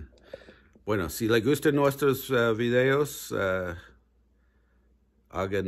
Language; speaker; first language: Spanish; non-native, learner; English